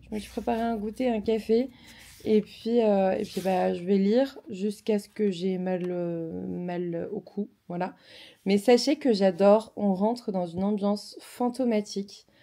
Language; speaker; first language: French; native; French